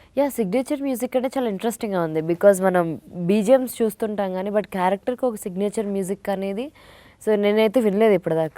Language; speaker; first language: Telugu; native; Telugu